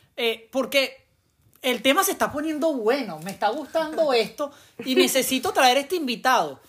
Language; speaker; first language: Spanish; native; Spanish